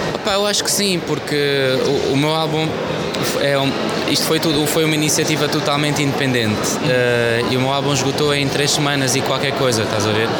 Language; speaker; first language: Portuguese; early bilingual, heritage; Portuguese